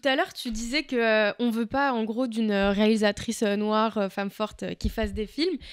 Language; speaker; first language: French; native; French